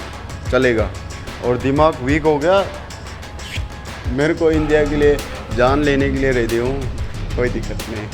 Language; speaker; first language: Hindi; non-native, local second language; Manipuri